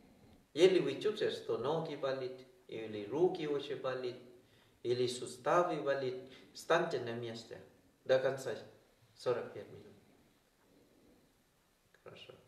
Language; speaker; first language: Russian; non-native, learner; Thai